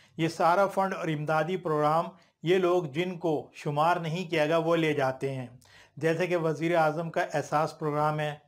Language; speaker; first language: Urdu; native; Urdu